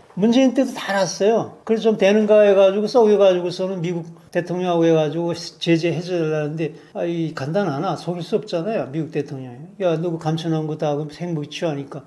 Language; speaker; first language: Korean; native; Korean